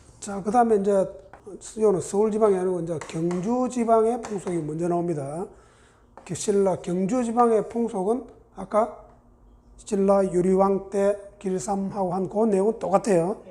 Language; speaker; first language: Korean; native; Korean